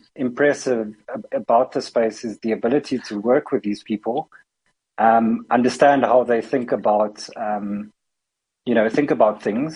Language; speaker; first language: English; native; English